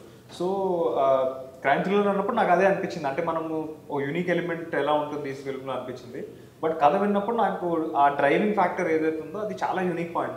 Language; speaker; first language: Telugu; native; Telugu